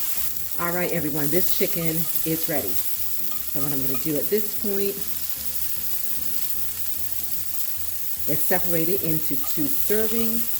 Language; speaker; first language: English; native; English